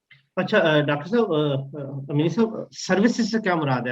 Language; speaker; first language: Urdu; native; Urdu